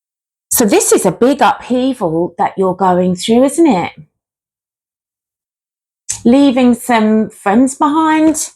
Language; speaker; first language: English; native; English